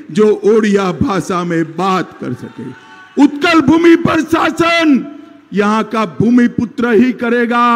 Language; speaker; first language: Hindi; non-native, local second language; Gujarati